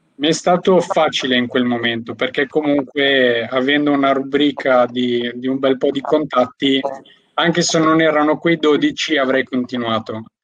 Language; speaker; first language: Italian; early bilingual, other home language; Albanian